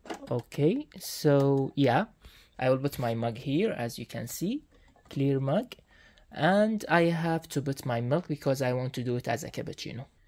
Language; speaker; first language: English; non-native, fluent; Arabic